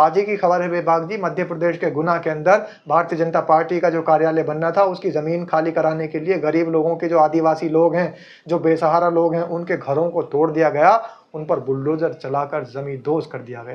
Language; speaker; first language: Hindi; native; Hindi